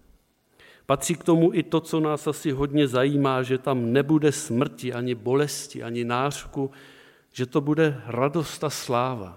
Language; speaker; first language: Czech; native; Czech